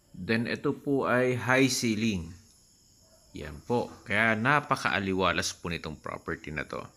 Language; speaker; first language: Filipino; native; Filipino